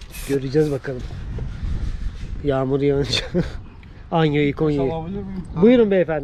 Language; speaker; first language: Turkish; native; Turkish